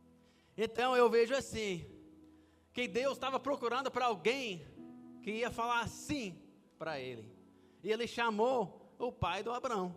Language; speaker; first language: Portuguese; non-native, fluent; English